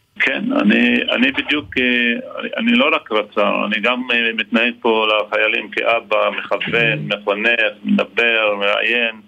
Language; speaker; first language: Hebrew; non-native, local second language; Arabic